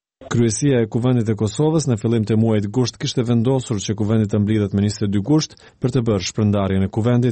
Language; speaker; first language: Albanian; native; Albanian